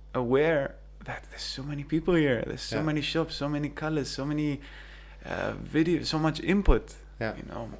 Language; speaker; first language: English; early bilingual, other home language; Greek